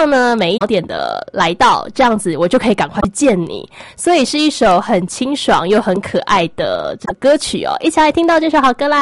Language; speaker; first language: Chinese; native; Chinese